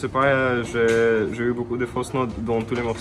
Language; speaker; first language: French; non-native, learner; Russian